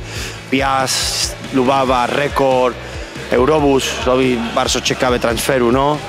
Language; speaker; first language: Polish; non-native, learner; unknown